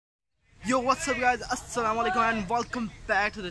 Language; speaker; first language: English; non-native, local second language; Urdu